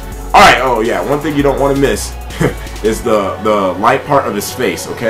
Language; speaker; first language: English; native; English